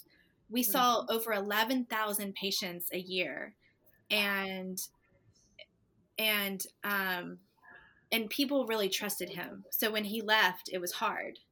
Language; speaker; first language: English; native; English